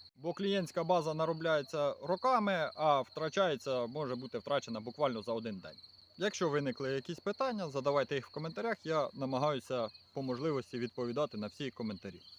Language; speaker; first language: Ukrainian; native; Ukrainian